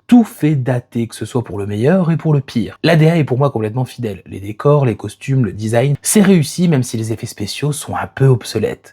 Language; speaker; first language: French; native; French